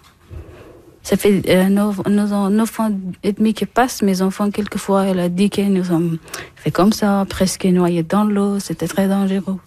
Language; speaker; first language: French; non-native, learner; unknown